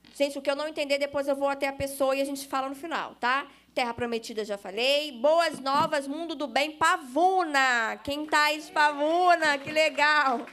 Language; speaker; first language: Portuguese; native; Portuguese